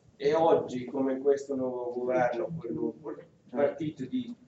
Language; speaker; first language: Italian; non-native, fluent; Urdu